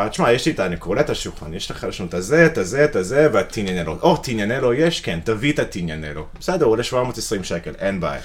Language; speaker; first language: Hebrew; non-native, fluent; English